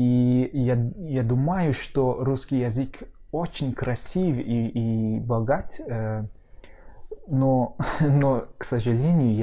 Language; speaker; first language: Russian; non-native, learner; Mongolian